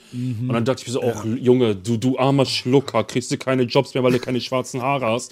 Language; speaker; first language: German; early bilingual, other home language; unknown